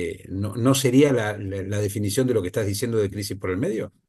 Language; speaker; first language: Spanish; native; Spanish